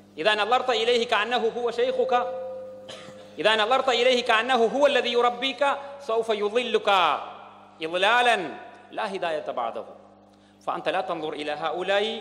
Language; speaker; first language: Arabic; non-native, fluent; Malayalam